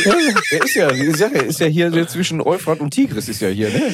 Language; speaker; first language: German; native; German